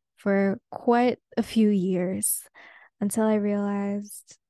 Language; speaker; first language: English; early bilingual, other home language; Spanish